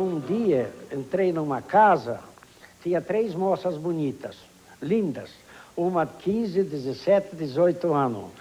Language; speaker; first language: Portuguese; non-native, fluent; Polish